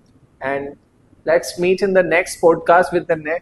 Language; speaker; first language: English; non-native, local second language; Hindi